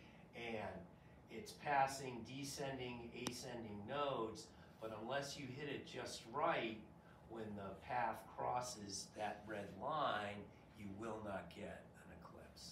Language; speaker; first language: English; native; English